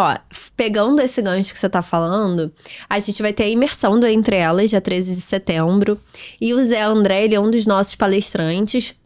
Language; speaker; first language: Portuguese; native; Portuguese